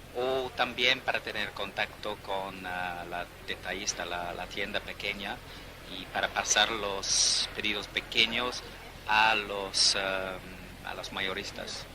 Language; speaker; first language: Spanish; non-native, fluent; English